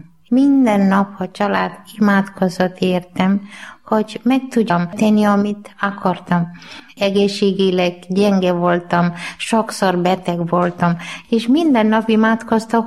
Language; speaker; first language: Hungarian; non-native, learner; Malayalam